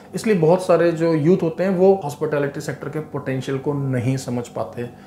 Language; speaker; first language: Hindi; native; Hindi